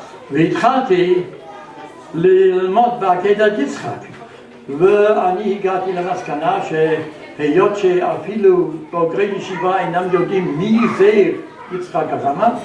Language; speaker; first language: Hebrew; non-native, fluent; German